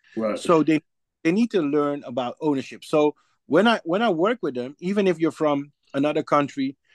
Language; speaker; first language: English; non-native, fluent; Dutch